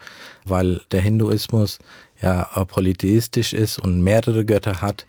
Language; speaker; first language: German; early bilingual, heritage; German